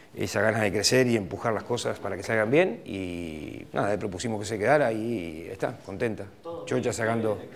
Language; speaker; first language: Spanish; native; Spanish